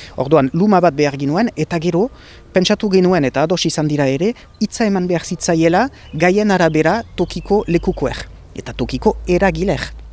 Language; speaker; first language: Basque; native; Basque